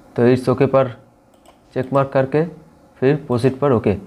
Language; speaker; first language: Hindi; non-native, local second language; Bangla